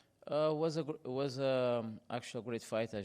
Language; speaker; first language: English; non-native, fluent; Portuguese